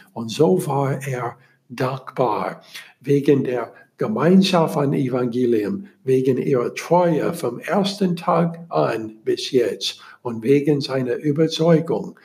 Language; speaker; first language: German; non-native, learner; English